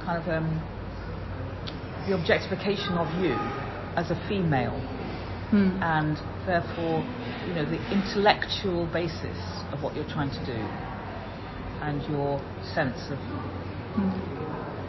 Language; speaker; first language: English; native; English